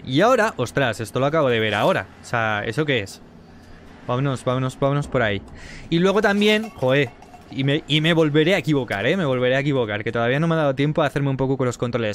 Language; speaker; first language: Spanish; native; Spanish